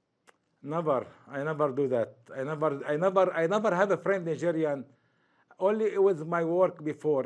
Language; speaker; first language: English; non-native, learner; Arabic